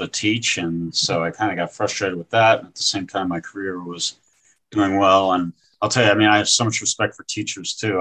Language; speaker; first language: English; native; English